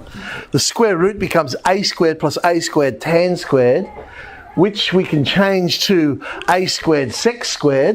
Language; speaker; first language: English; native; English